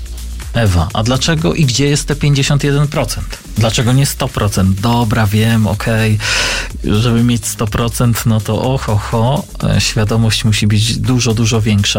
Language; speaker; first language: Polish; native; Polish